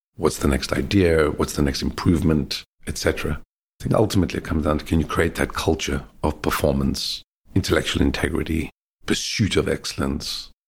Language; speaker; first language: English; native; English